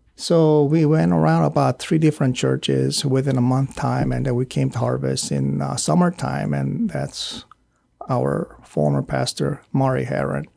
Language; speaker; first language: English; non-native, fluent; Korean